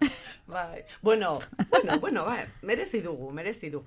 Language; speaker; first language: Basque; non-native, local second language; Spanish